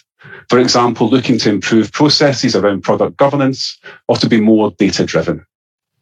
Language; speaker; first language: English; native; English